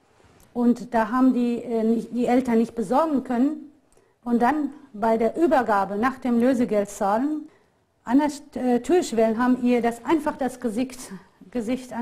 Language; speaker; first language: German; non-native, fluent; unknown